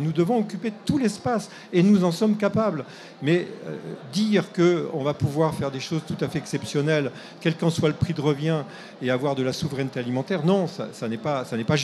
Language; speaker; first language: French; native; French